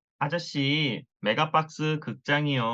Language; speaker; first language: Korean; non-native, learner; Thai